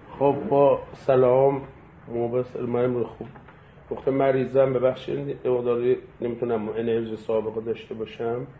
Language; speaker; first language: Persian; native; Persian